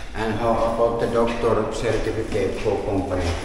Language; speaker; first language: English; non-native, learner; Finnish